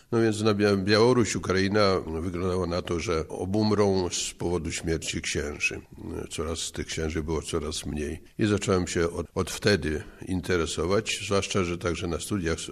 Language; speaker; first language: Polish; native; Polish